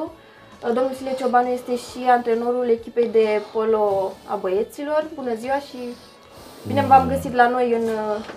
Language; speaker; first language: Romanian; native; Romanian